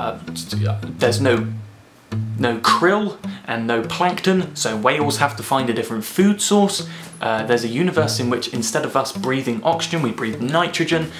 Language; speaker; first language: English; native; English